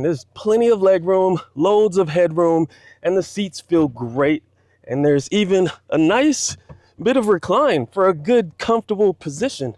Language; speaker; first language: English; native; English